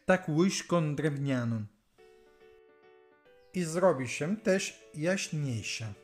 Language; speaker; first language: Polish; non-native, learner; Italian